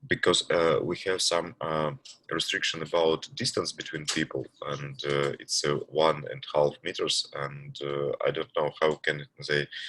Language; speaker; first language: English; non-native, learner; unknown